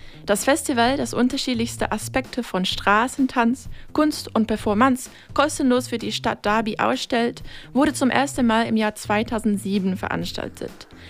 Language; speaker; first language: German; non-native, fluent; English